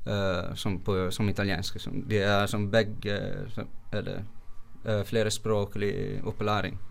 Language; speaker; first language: Norwegian; non-native, fluent; Italian